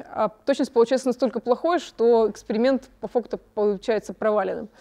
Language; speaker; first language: Russian; native; Russian